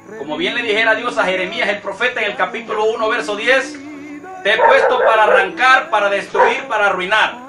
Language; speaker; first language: Spanish; native; Spanish